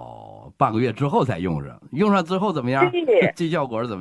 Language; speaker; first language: Chinese; native; Chinese